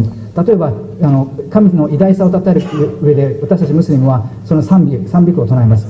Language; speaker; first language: Japanese; native; Japanese